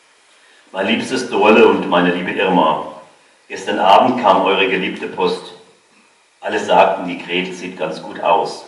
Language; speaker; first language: German; native; German